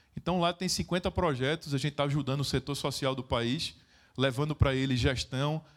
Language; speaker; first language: Portuguese; native; Portuguese